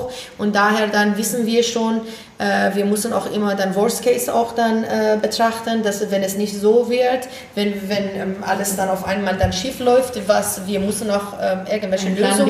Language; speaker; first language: German; non-native, fluent; Persian